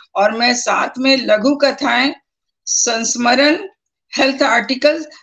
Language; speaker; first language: Hindi; native; Hindi